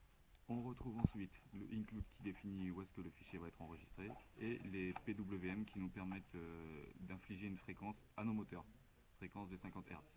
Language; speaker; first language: French; native; French